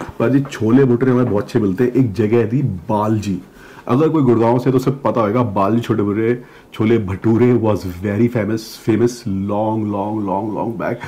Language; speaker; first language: Hindi; native; Hindi